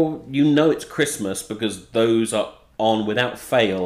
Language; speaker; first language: English; native; English